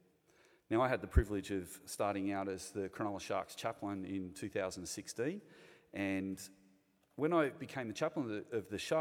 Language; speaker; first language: English; native; English